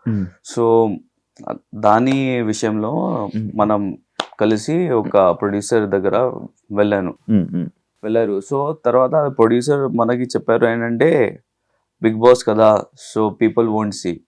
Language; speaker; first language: Telugu; non-native, learner; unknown